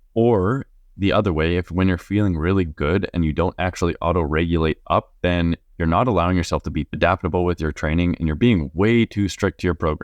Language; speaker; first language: English; native; English